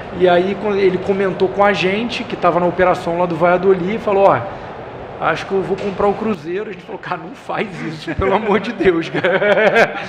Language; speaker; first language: Portuguese; native; Portuguese